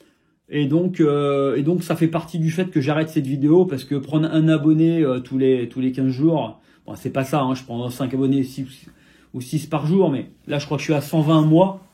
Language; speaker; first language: French; native; French